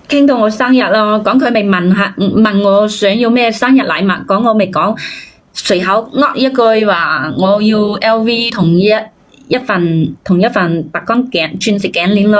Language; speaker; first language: Cantonese; native; Cantonese